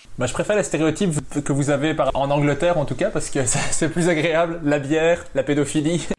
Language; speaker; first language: French; native; French